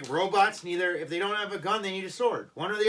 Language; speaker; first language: English; native; English